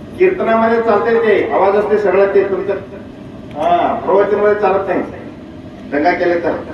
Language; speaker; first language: Marathi; non-native, local second language; Kannada